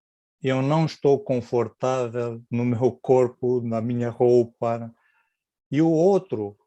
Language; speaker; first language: Portuguese; non-native, fluent; Romanian